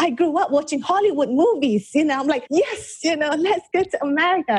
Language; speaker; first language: English; non-native, local second language; Malay